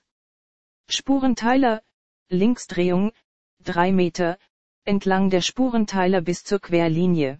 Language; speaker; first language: German; native; German